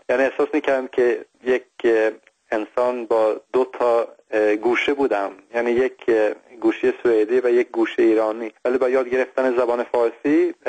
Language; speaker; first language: Persian; non-native, fluent; Swedish